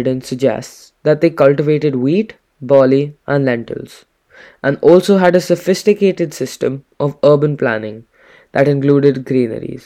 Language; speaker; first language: English; non-native, local second language; Hindi